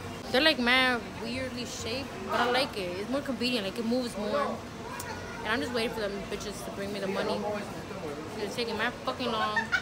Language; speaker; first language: English; early bilingual, other home language; Spanish